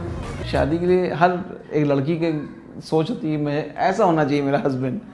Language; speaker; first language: Hindi; native; Hindi